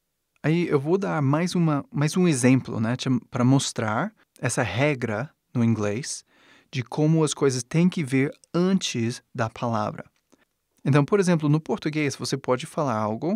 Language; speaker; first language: Portuguese; non-native, fluent; English